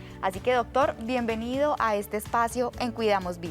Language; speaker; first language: Spanish; native; Spanish